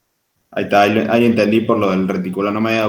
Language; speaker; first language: Spanish; native; Spanish